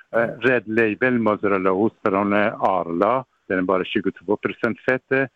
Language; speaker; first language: Swedish; non-native, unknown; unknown